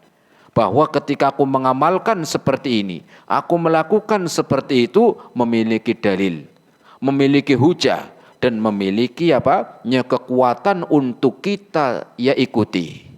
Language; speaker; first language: Indonesian; native; Indonesian